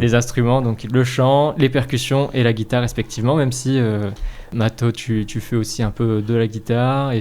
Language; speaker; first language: French; native; French